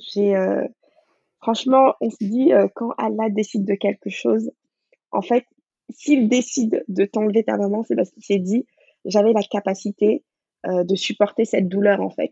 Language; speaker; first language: French; non-native, local second language; Wolof